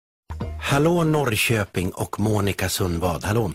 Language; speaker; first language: Swedish; native; Swedish